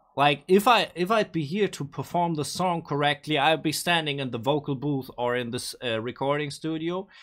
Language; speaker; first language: English; non-native, fluent; German